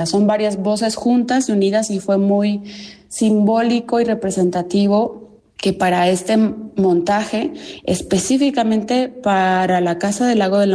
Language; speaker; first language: Spanish; native; Spanish